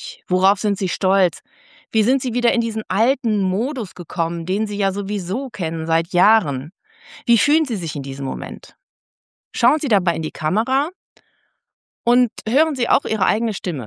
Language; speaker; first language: German; native; German